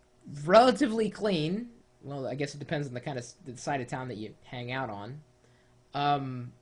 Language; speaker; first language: English; native; English